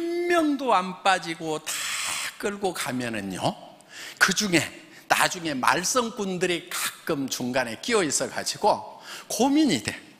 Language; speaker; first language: Korean; native; Korean